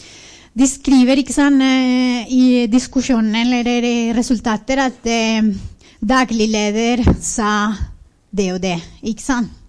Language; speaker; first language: Norwegian; non-native, fluent; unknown